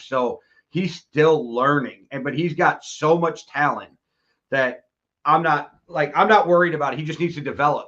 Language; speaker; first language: English; native; English